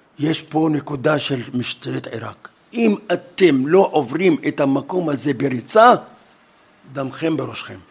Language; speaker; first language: Hebrew; non-native, fluent; Arabic